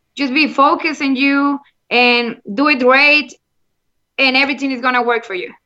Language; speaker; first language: English; non-native, learner; Spanish